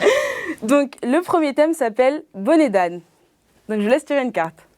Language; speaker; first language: French; native; French